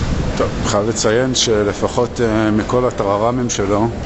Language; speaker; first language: Hebrew; native; Hebrew